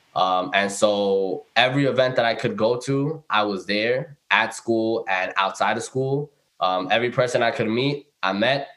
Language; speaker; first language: English; early bilingual, other home language; Spanish